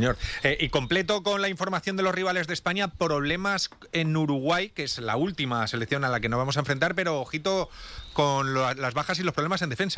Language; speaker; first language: Spanish; native; Spanish